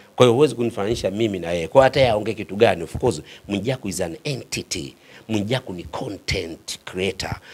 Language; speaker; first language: Swahili; native; Swahili